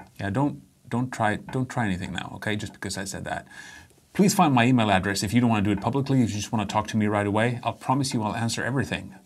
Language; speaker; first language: English; non-native, fluent; Swedish